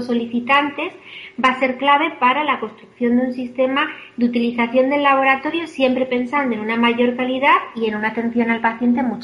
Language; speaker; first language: Spanish; native; Spanish